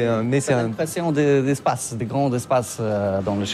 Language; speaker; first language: French; non-native, learner; Polish